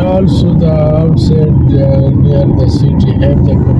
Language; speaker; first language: English; non-native, learner; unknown